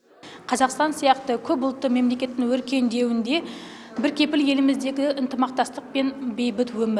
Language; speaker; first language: Kazakh; non-native, local second language; Turkish